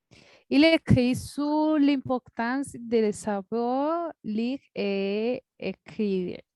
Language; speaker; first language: French; non-native, learner; Spanish